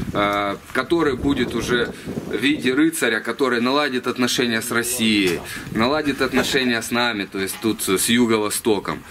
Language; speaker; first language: Russian; native; Russian